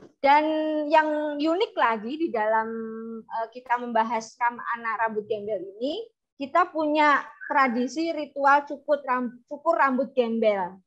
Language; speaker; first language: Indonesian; non-native, local second language; Javanese